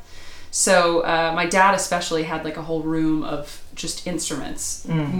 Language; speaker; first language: English; native; English